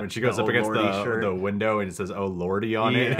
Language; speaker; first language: English; native; English